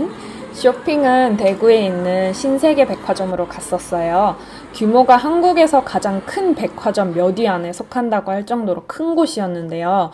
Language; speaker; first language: Korean; early bilingual, heritage; Korean